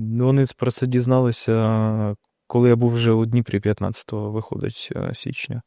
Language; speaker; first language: Ukrainian; non-native, local second language; Russian